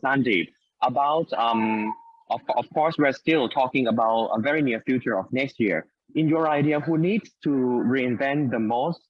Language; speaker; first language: English; non-native, fluent; Thai